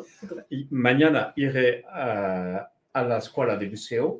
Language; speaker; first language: Spanish; non-native, learner; French